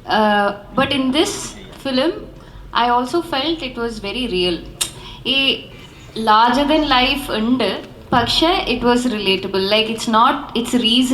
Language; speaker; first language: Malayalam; early bilingual, heritage; Malayalam